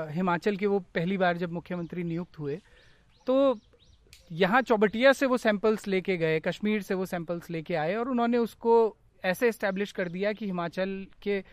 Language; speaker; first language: Hindi; native; Hindi